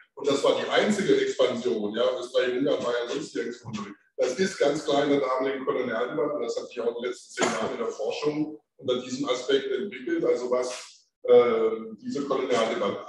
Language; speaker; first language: German; early bilingual, other home language; French